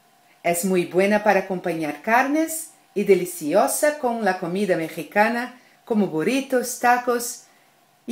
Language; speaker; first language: Spanish; non-native, learner; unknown